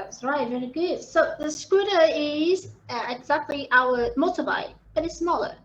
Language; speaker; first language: English; non-native, fluent; Vietnamese